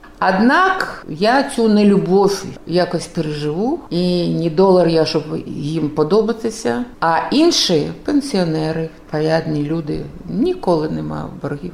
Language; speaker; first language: Ukrainian; non-native, local second language; Russian